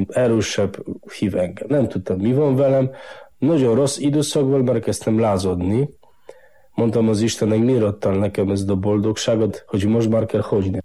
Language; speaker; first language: Hungarian; non-native, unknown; Polish